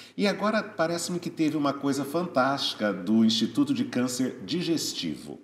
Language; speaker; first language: Portuguese; native; Portuguese